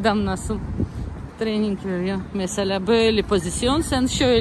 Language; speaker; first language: Turkish; non-native, learner; Russian